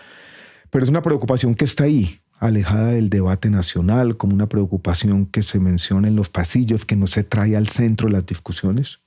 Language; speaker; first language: Spanish; native; Spanish